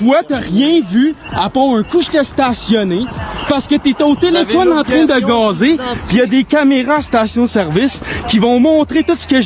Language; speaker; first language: French; native; French